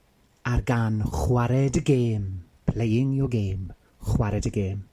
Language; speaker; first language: Welsh; native; Welsh